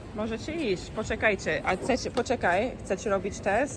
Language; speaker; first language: Polish; non-native, fluent; English